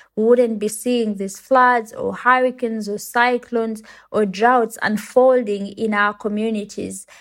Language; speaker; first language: English; non-native, local second language; Ganda